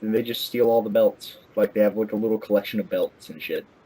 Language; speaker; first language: English; native; English